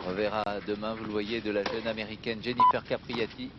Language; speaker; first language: French; native; French